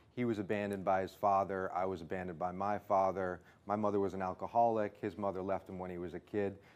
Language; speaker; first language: English; native; English